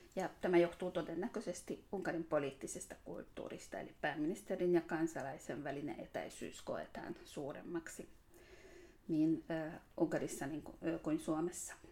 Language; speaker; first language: Finnish; non-native, fluent; Hungarian